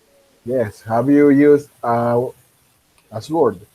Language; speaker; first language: English; non-native, fluent; Spanish